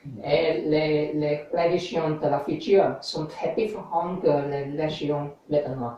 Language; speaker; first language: French; non-native, learner; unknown